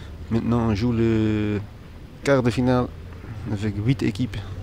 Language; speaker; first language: French; non-native, learner; Dutch